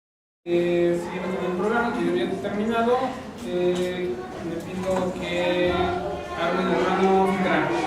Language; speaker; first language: Spanish; native; Spanish